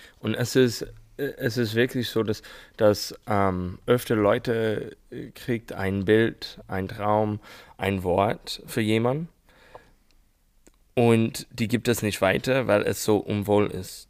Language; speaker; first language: German; non-native, learner; English